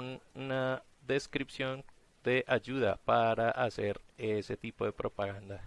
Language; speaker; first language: Spanish; native; Spanish